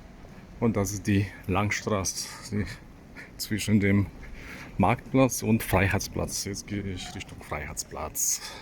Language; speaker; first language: German; non-native, fluent; Polish